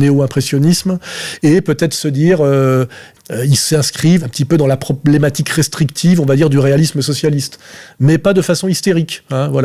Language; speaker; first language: French; native; French